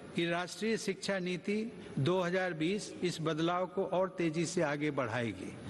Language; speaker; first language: Hindi; native; Hindi